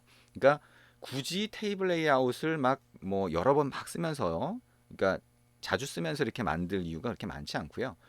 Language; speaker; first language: Korean; native; Korean